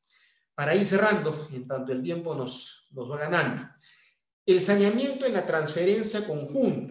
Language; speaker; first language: Spanish; native; Spanish